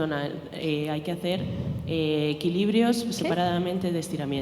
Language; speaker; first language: Spanish; native; Spanish